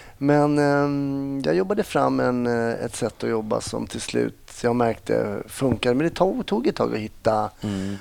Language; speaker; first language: Swedish; native; Swedish